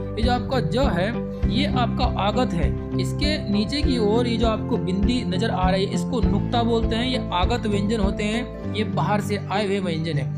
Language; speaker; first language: Hindi; native; Hindi